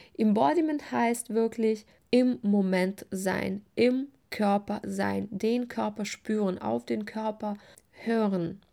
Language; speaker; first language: German; non-native, fluent; Russian